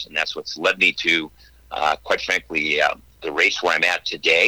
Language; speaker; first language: English; native; English